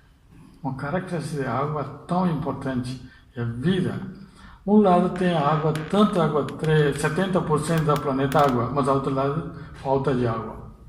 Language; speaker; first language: Portuguese; non-native, fluent; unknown